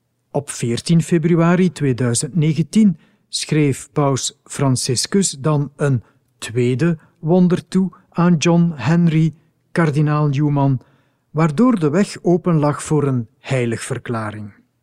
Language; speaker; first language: Dutch; native; Dutch